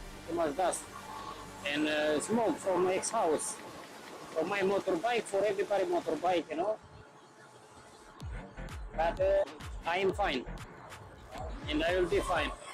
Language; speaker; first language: English; non-native, learner; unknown